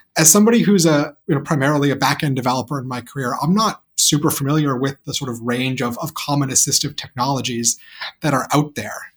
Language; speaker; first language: English; native; English